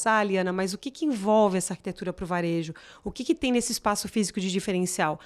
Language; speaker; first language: Portuguese; native; Portuguese